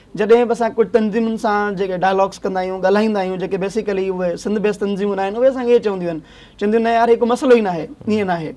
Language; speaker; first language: Sindhi; native; Sindhi